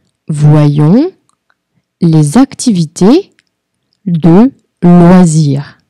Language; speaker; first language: French; non-native, fluent; Portuguese